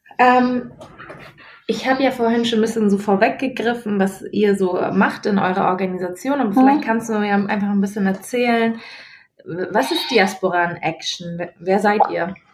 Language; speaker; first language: German; native; German